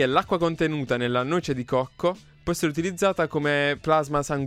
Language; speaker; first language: Italian; native; Italian